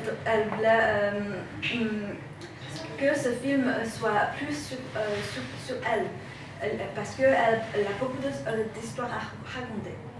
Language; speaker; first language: French; non-native, fluent; Chinese